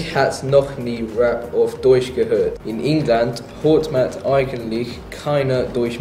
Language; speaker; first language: German; non-native, learner; English